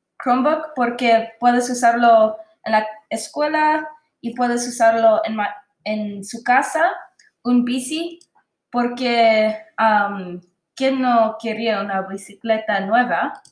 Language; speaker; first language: Spanish; non-native, learner; English